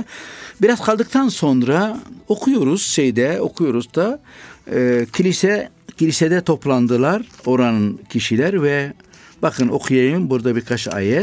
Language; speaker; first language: Turkish; non-native, fluent; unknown